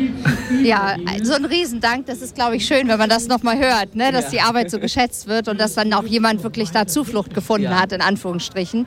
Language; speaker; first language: German; native; German